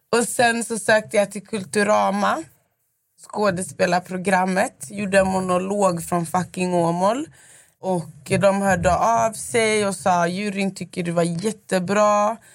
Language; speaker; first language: Swedish; native; Swedish